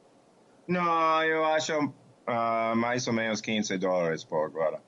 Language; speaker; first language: Portuguese; non-native, fluent; English